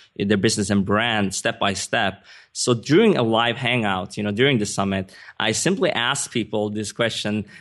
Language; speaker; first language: English; non-native, fluent; Swedish